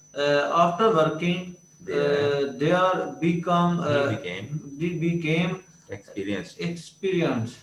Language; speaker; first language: English; non-native, learner; Urdu